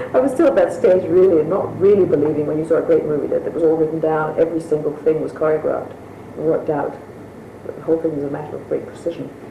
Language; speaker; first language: English; native; English